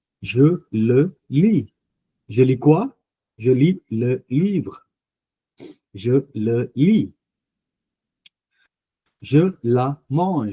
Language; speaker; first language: French; non-native, fluent; Punjabi